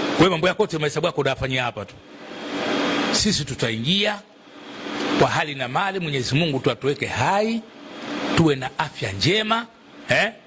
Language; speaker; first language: Swahili; native; Swahili